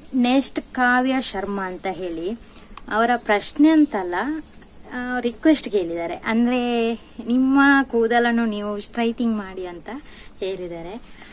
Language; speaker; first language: Kannada; non-native, local second language; Tulu